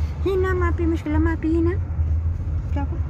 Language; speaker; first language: Arabic; non-native, learner; Filipino